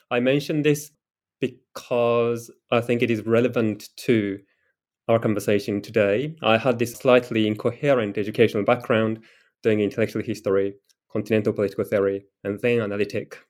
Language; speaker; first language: English; non-native, fluent; Japanese